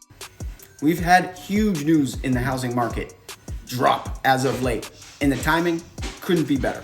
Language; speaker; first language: English; native; English